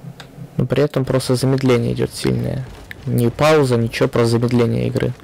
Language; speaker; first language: Russian; native; Russian